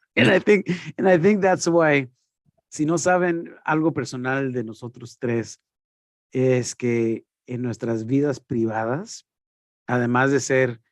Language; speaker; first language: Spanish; early bilingual, heritage; Spanish